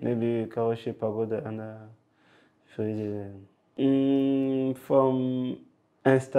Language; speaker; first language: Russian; non-native, learner; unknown